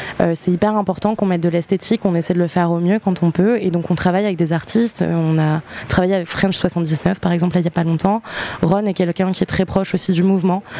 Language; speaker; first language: French; native; French